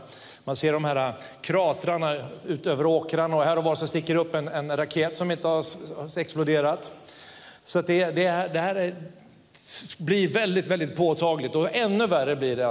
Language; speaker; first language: Swedish; native; Swedish